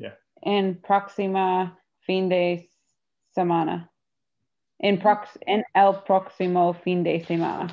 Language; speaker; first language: Spanish; non-native, learner; English